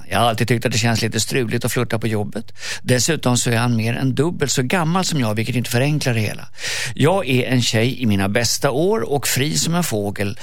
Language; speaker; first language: Swedish; native; Swedish